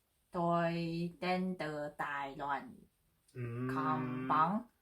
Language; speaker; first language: Vietnamese; non-native, learner; Chinese